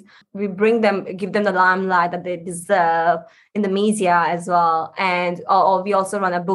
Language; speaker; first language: English; non-native, local second language; Punjabi